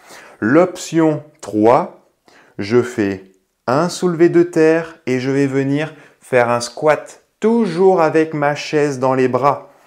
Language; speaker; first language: French; native; French